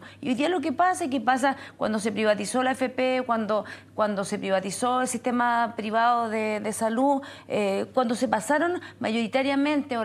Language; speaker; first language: Spanish; native; Spanish